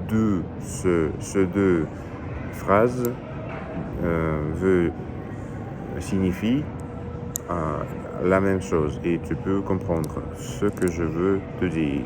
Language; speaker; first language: French; non-native, learner; Russian